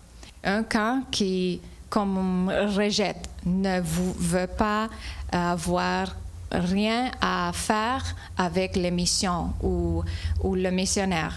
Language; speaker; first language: French; non-native, fluent; English